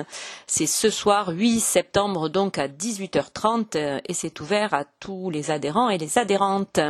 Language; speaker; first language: French; native; French